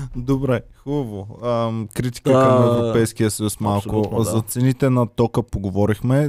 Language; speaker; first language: Bulgarian; native; Bulgarian